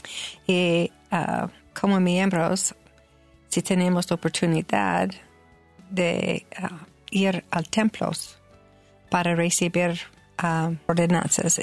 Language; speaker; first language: Spanish; non-native, learner; English